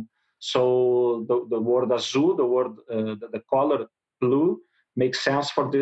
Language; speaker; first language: English; non-native, learner; Portuguese